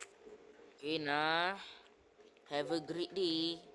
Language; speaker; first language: English; non-native, local second language; Malay